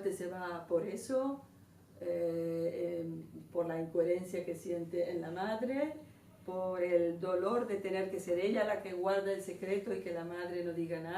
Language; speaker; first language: Spanish; native; Spanish